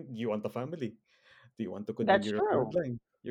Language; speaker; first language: English; non-native, local second language; Filipino